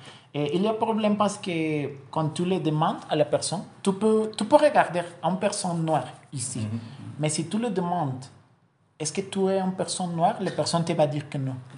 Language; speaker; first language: French; non-native, learner; Spanish